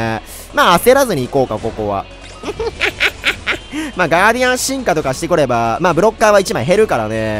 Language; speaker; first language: Japanese; native; Japanese